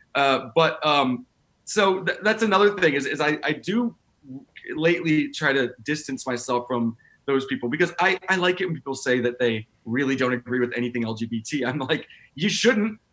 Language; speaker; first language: English; native; English